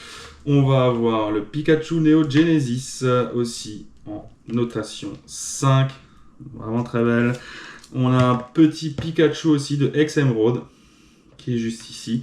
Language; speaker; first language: French; native; French